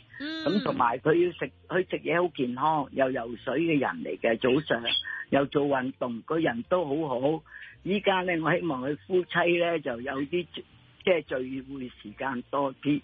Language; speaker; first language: Cantonese; native; Cantonese